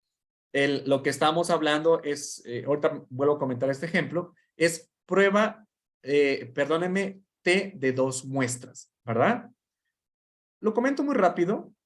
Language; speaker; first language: Spanish; native; Spanish